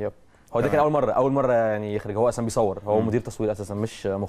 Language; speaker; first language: Arabic; native; Arabic